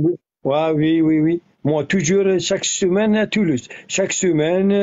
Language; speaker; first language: French; non-native, learner; Arabic